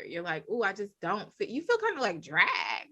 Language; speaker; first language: English; native; English